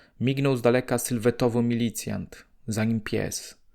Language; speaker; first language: Polish; native; Polish